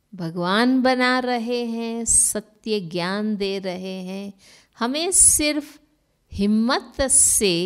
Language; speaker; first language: Hindi; non-native, local second language; Gujarati